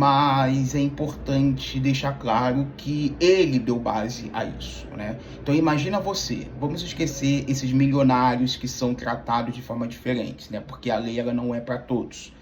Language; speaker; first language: Portuguese; native; Portuguese